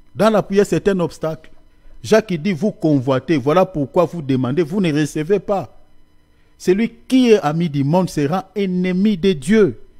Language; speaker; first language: French; non-native, local second language; Lingala